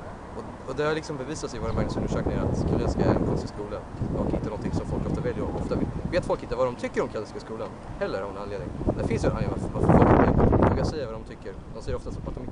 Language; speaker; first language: Swedish; native; Swedish